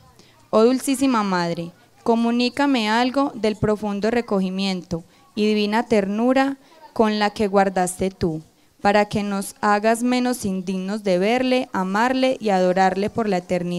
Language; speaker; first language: Spanish; native; Spanish